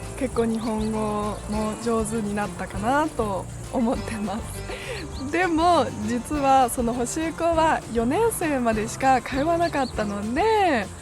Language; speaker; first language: Japanese; early bilingual, heritage; German